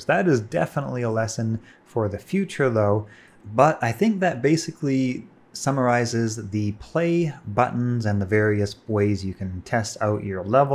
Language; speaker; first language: English; native; English